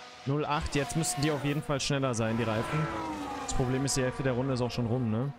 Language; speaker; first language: German; native; German